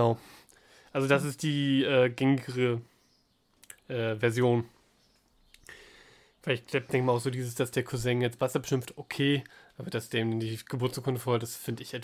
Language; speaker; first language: German; native; German